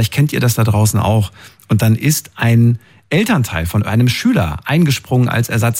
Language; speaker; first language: German; native; German